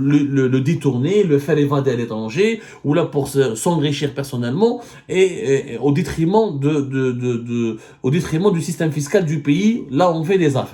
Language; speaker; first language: French; non-native, local second language; Arabic